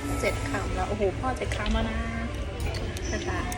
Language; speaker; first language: Thai; native; Thai